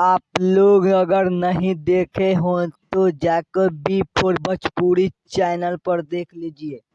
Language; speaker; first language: Hindi; non-native, local second language; Bhojpuri